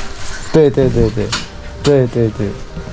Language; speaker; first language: Chinese; non-native, learner; Filipino